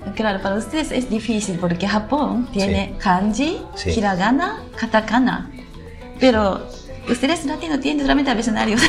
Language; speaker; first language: Spanish; non-native, learner; Japanese